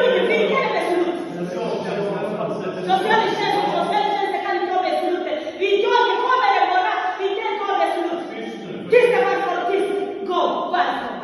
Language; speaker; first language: Swedish; non-native, learner; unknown